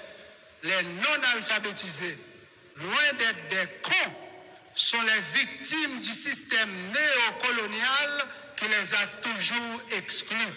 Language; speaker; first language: French; non-native, local second language; Haitian Creole